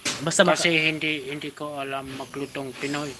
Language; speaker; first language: Filipino; non-native, learner; German